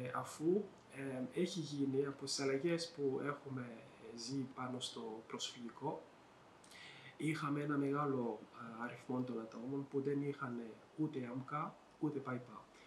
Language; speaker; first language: Greek; non-native, fluent; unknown